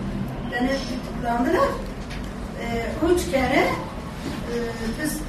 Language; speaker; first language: Turkish; non-native, local second language; Kurdish